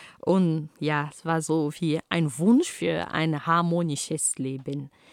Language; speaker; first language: German; non-native, fluent; Ghomala